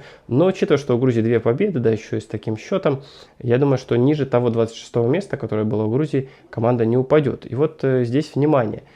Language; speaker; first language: Russian; native; Russian